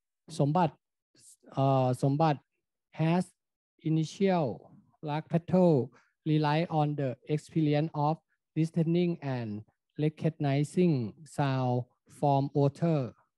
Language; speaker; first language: English; non-native, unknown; Thai